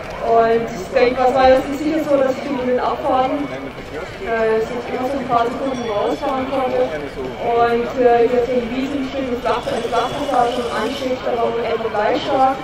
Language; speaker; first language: German; native; German